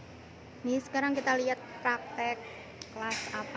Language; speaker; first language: Indonesian; native; Indonesian